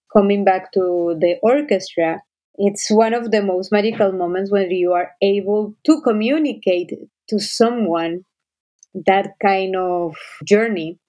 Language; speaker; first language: English; non-native, fluent; Spanish